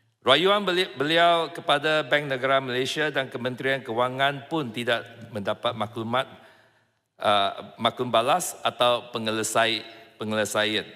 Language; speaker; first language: Malay; non-native, local second language; Chinese